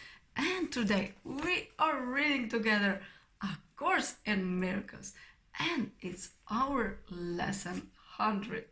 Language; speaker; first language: English; non-native, fluent; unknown